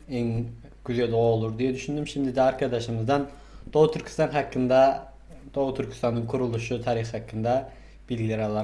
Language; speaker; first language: Turkish; non-native, fluent; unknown